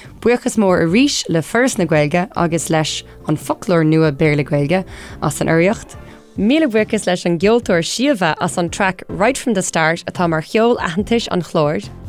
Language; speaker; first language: Irish; non-native, local second language; English